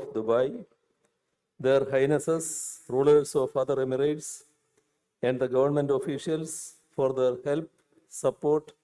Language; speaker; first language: English; non-native, local second language; Malayalam